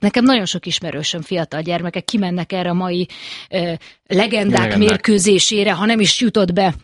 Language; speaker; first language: Hungarian; native; Hungarian